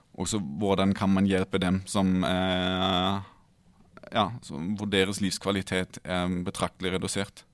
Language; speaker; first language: Norwegian; non-native, fluent; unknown